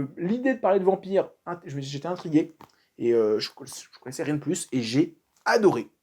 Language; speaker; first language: French; native; French